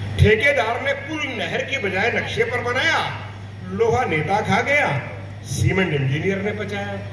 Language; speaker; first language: Hindi; non-native, local second language; Punjabi